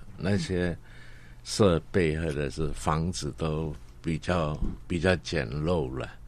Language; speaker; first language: Chinese; non-native, local second language; Cantonese